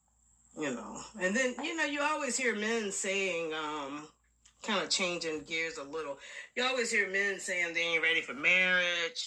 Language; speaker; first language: English; native; English